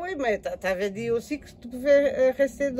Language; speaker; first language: French; non-native, learner; Portuguese